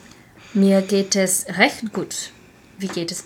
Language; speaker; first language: German; non-native, learner; English